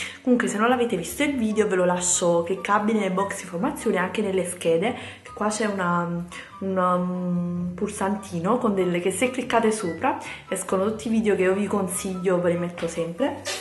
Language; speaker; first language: Italian; native; Italian